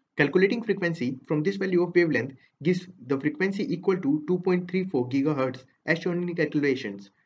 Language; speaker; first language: English; non-native, local second language; Hindi